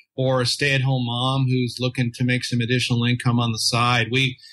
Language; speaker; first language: English; native; English